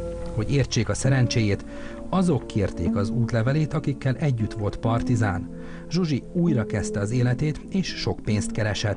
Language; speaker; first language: Hungarian; native; Hungarian